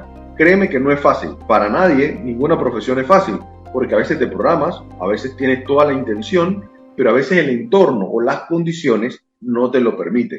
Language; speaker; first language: Spanish; native; Spanish